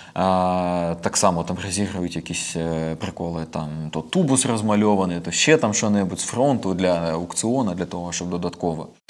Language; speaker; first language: Ukrainian; non-native, local second language; Russian